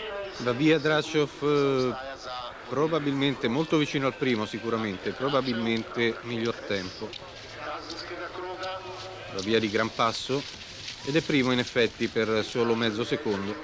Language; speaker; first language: Italian; native; Italian